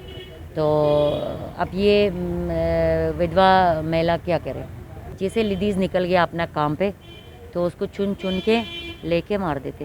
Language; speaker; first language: Hindi; non-native, fluent; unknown